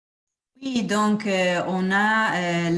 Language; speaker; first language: French; non-native, fluent; Portuguese